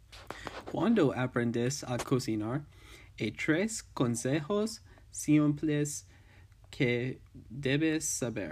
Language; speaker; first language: Spanish; non-native, learner; English